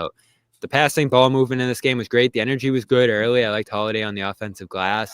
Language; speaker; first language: English; native; English